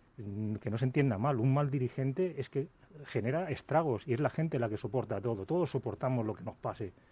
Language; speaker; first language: Spanish; native; Spanish